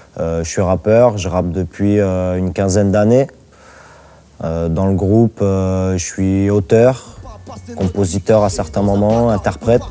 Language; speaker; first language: French; native; French